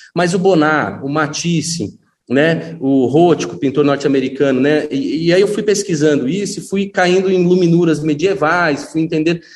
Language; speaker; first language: Portuguese; native; Portuguese